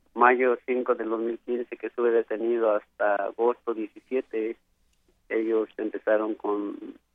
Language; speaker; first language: Spanish; native; Spanish